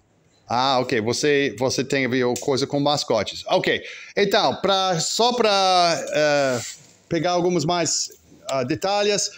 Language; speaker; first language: Portuguese; non-native, fluent; English